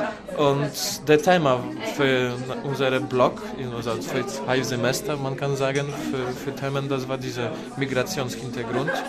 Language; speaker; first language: German; non-native, learner; Polish